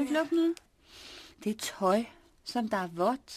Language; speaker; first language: Danish; native; Danish